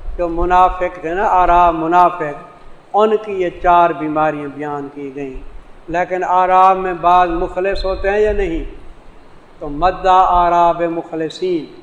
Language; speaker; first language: Urdu; non-native, local second language; Saraiki